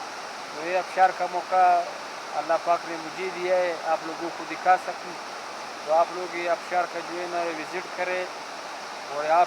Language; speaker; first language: Hindi; non-native, local second language; Pashto